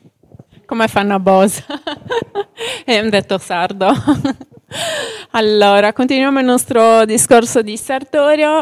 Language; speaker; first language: Italian; native; Italian